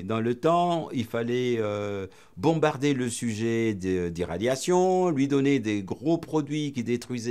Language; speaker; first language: French; native; French